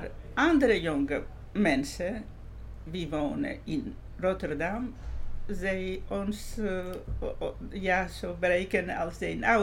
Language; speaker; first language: Dutch; non-native, fluent; Georgian